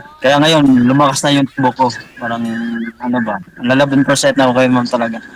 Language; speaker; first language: Filipino; non-native, local second language; Cebuano